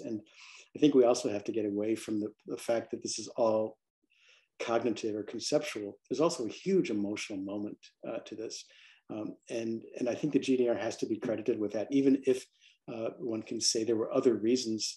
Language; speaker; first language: English; native; English